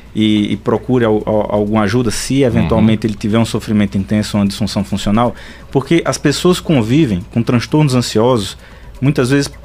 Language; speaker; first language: Portuguese; native; Portuguese